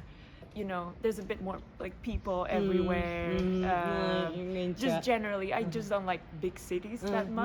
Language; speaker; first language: English; non-native, fluent; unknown